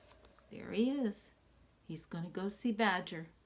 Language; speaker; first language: English; native; English